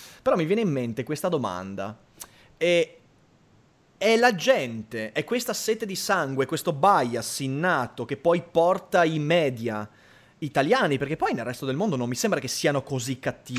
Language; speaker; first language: Italian; native; Italian